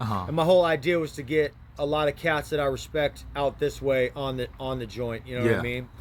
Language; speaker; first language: English; native; English